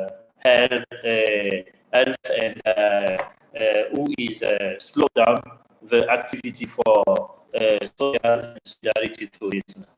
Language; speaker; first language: English; non-native, learner; French